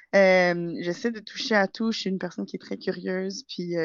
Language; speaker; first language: French; native; French